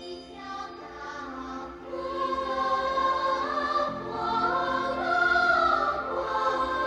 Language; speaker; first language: English; non-native, fluent; Chinese